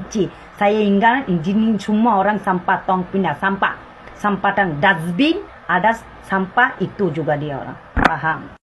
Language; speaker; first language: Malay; non-native, learner; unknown